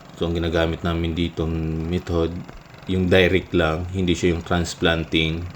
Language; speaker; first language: Filipino; non-native, local second language; Masbatenyo